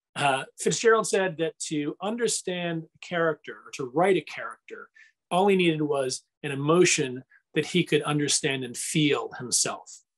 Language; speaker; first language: English; native; English